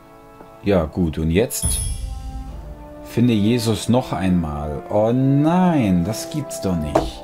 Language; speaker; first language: German; native; German